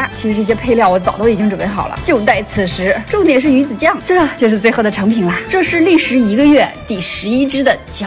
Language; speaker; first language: Chinese; native; Chinese